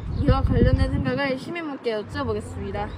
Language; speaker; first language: Korean; native; Korean